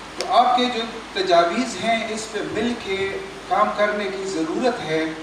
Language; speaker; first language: Urdu; non-native, local second language; Pashto